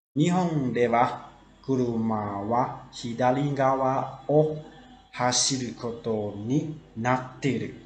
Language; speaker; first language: Japanese; non-native, fluent; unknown